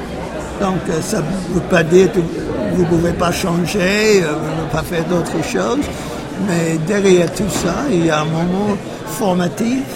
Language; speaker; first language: French; non-native, fluent; English